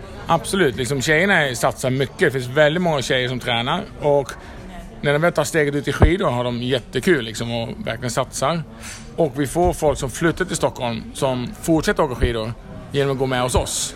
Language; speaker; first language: Swedish; non-native, fluent; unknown